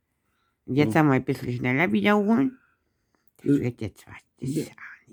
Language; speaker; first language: German; native; German